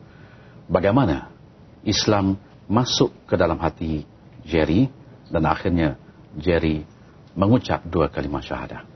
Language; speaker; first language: Malay; native; Malay